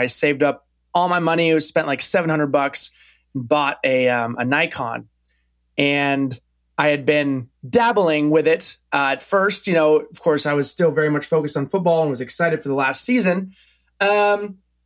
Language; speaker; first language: English; native; English